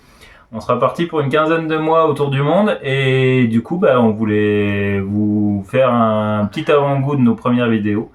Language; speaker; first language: French; native; French